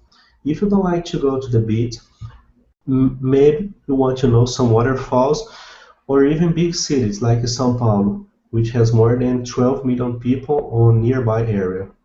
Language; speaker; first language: English; non-native, learner; Portuguese